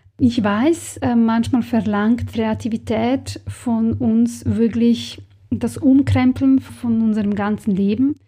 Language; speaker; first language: German; non-native, fluent; Serbian